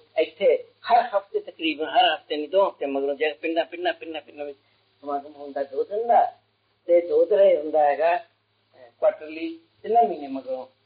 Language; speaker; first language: Punjabi; early bilingual, heritage; Punjabi